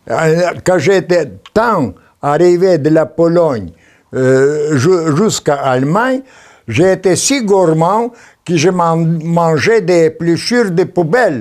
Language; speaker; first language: French; non-native, learner; Polish